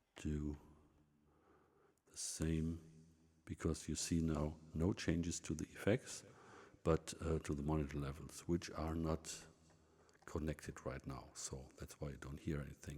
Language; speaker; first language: English; non-native, fluent; German